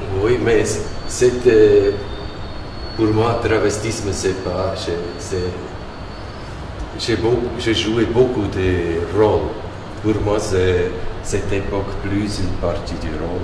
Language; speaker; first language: French; non-native, learner; German